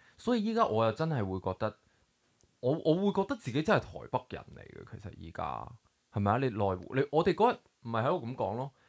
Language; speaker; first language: Cantonese; native; Cantonese